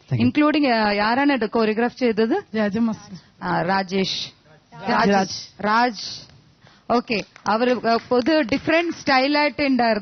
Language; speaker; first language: Malayalam; non-native, fluent; Tamil